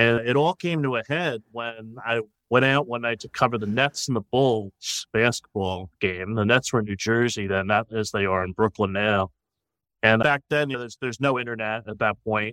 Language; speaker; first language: English; native; English